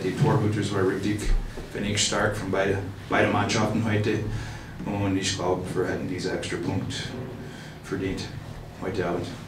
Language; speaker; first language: German; non-native, fluent; English